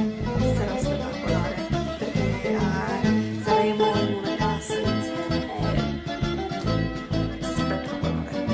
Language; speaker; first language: Italian; non-native, learner; English